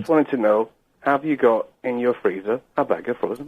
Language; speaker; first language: English; native; English